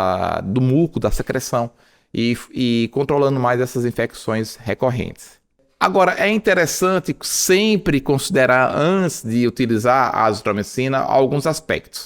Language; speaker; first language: Portuguese; native; Portuguese